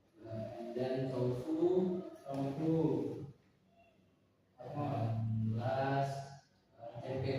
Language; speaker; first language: English; non-native, learner; Indonesian